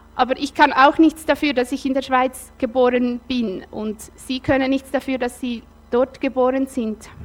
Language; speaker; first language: German; native; German